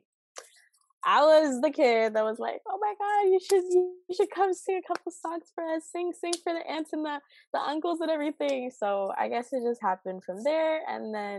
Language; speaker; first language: English; native; English